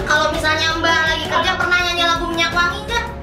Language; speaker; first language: Indonesian; native; Indonesian